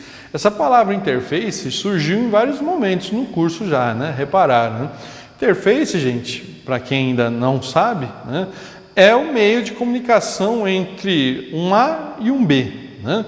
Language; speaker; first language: Portuguese; native; Portuguese